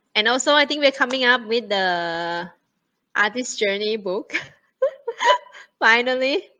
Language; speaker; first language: English; non-native, fluent; Thai